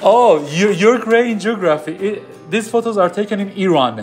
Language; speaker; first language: English; non-native, learner; Persian